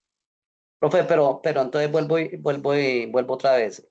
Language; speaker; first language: Spanish; native; Spanish